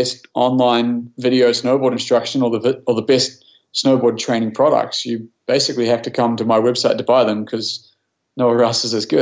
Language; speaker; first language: English; native; English